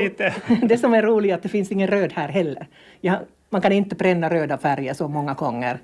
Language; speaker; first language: Swedish; non-native, local second language; Finnish